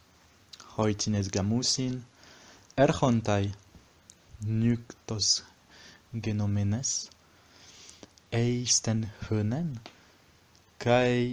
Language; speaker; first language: Greek; non-native, fluent; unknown